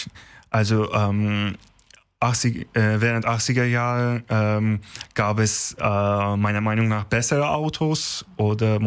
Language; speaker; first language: German; non-native, learner; Turkish